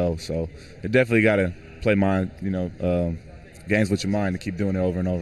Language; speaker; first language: English; native; English